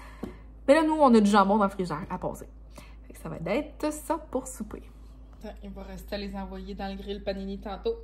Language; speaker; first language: French; native; French